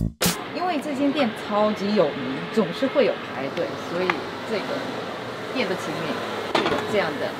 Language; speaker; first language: Chinese; non-native, fluent; Korean